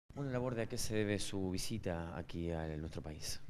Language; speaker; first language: Spanish; native; Spanish